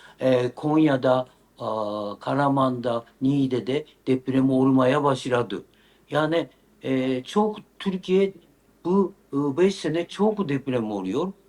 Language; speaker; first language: Turkish; non-native, learner; Japanese